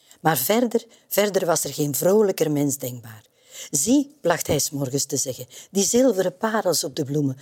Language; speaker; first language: Dutch; native; Dutch